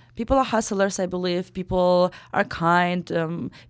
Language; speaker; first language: English; non-native, fluent; Ukrainian